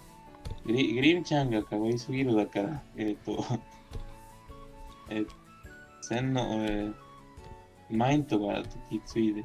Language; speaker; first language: Japanese; non-native, fluent; Spanish